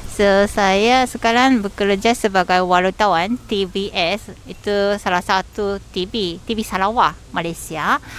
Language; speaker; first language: Malay; non-native, fluent; Japanese